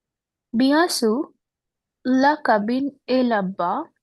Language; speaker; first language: French; non-native, learner; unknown